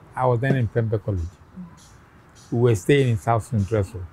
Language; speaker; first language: English; non-native, local second language; Akan